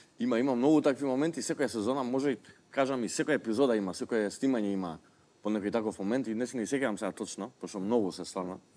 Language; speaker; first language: Macedonian; non-native, local second language; Albanian